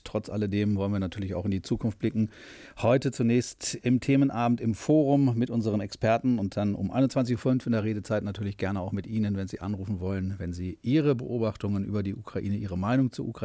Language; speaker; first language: German; native; German